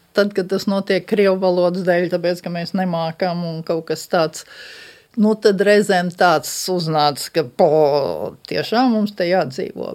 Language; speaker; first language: Latvian; early bilingual, heritage; Latvian